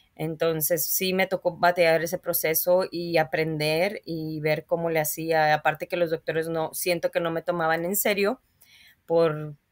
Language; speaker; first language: Spanish; native; Spanish